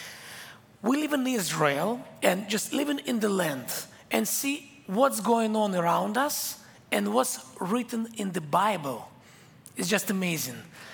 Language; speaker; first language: English; non-native, fluent; Hebrew